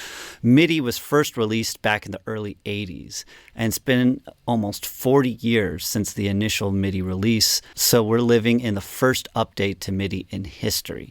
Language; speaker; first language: English; native; English